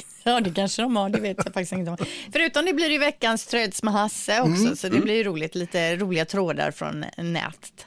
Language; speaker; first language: Swedish; native; Swedish